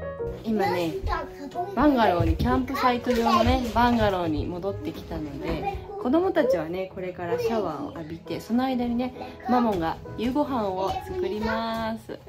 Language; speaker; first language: Japanese; native; Japanese